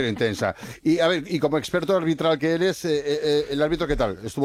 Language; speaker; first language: Spanish; native; Spanish